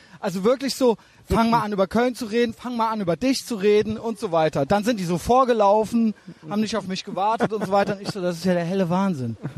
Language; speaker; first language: German; native; German